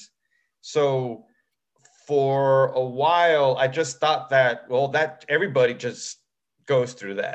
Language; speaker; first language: English; native; English